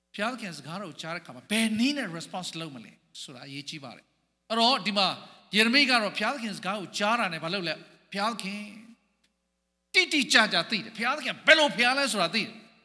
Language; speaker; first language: Burmese; non-native, local second language; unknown